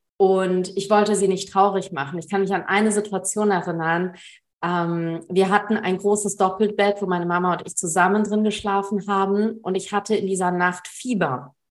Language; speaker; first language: German; early bilingual, other home language; Tamil